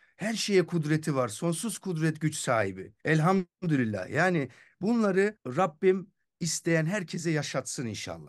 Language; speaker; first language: Turkish; early bilingual, heritage; Turkish